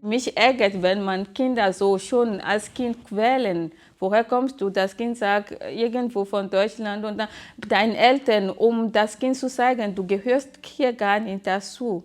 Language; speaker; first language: German; non-native, fluent; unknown